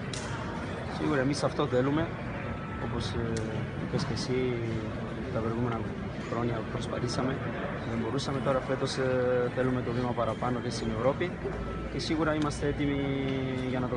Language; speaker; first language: Greek; non-native, fluent; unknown